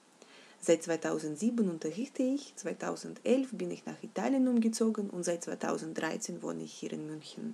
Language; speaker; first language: German; non-native, fluent; Russian